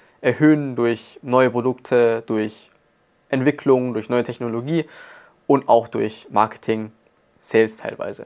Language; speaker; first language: German; native; German